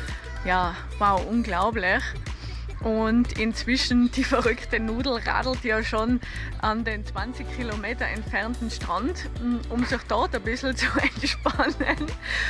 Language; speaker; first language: German; native; German